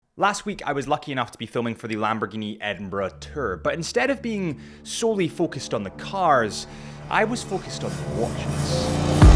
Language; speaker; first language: English; native; English